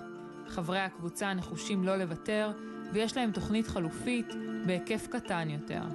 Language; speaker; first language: Hebrew; native; Hebrew